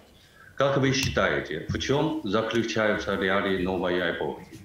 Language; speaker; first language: Russian; non-native, fluent; Chinese